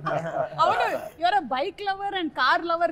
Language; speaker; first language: Telugu; native; Telugu